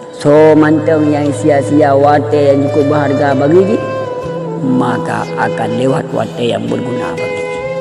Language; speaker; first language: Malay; non-native, local second language; Achinese